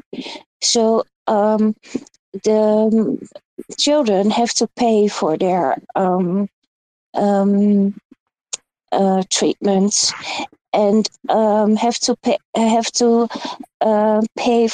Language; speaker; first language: English; non-native, learner; Dutch